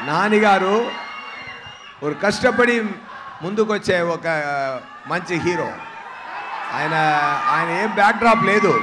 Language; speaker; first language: Telugu; non-native, local second language; Tamil